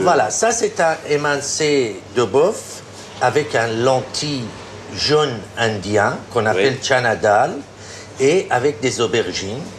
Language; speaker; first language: French; non-native, fluent; Persian